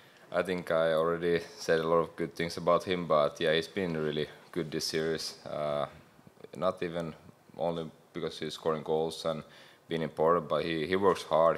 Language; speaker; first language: English; non-native, fluent; Finnish